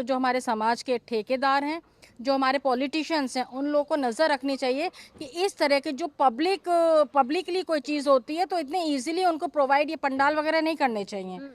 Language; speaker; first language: Hindi; native; Hindi